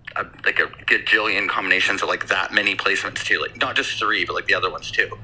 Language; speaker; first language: English; native; English